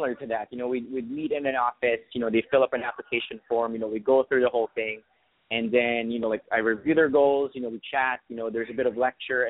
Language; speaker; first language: English; non-native, fluent; Arabic